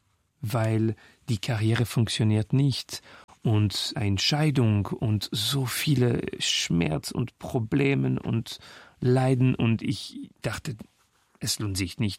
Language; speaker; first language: German; non-native, local second language; French